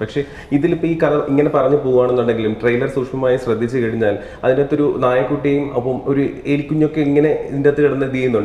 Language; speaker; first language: Malayalam; native; Malayalam